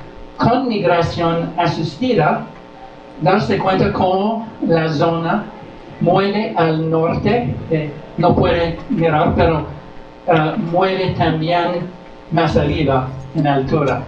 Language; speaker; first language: Spanish; non-native, learner; English